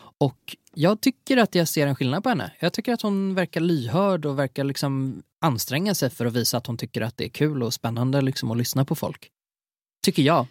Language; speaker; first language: Swedish; native; Swedish